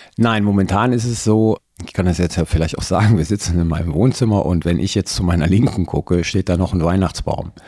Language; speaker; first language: German; early bilingual, other home language; Italian